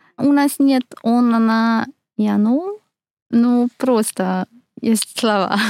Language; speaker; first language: Russian; non-native, fluent; Hungarian